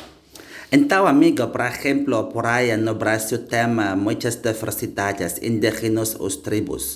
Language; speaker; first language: Portuguese; non-native, learner; Indonesian